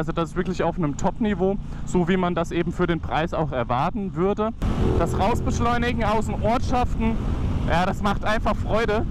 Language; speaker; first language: German; native; German